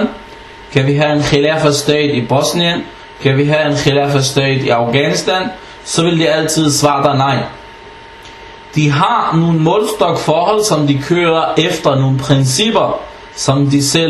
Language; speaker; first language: Danish; early bilingual, other home language; Arabic